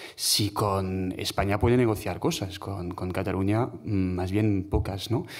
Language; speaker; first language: Spanish; non-native, fluent; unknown